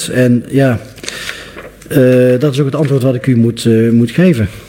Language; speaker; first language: Dutch; native; Dutch